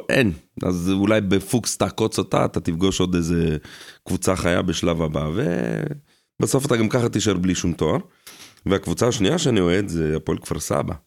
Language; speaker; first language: Hebrew; early bilingual, other home language; Russian